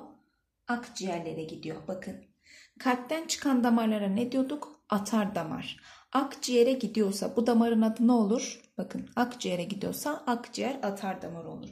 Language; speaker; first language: Turkish; native; Turkish